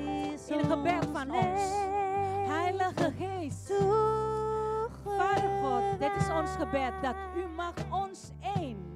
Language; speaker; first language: Dutch; non-native, learner; Indonesian